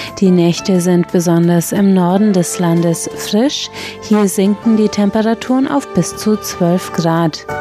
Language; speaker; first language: German; native; German